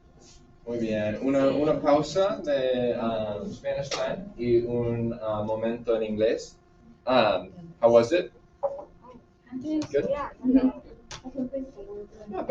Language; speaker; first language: Spanish; non-native, fluent; English